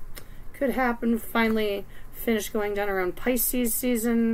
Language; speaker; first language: English; native; English